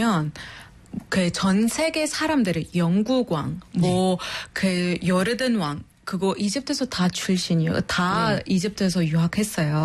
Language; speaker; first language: Korean; non-native, fluent; Arabic